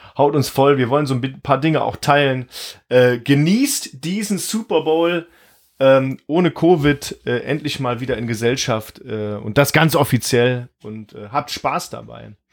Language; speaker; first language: German; native; German